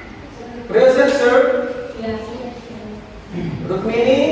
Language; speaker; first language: English; non-native, learner; Indonesian